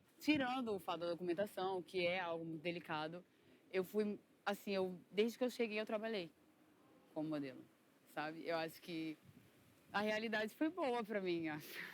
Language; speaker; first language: Portuguese; native; Portuguese